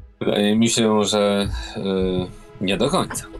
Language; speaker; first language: Polish; native; Polish